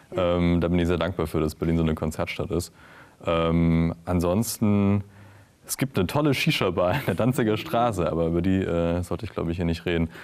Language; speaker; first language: German; native; German